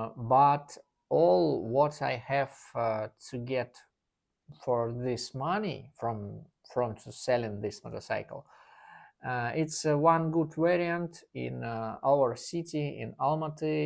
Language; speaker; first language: English; non-native, learner; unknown